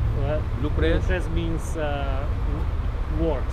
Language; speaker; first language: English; non-native, fluent; Romanian